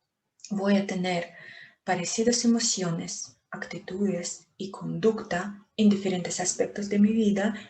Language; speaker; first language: Spanish; non-native, fluent; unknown